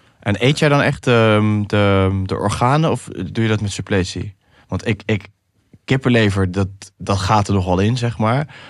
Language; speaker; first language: Dutch; early bilingual, other home language; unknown